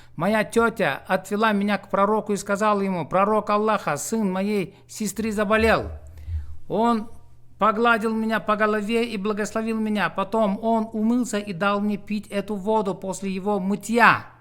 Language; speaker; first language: Russian; non-native, local second language; Kyrgyz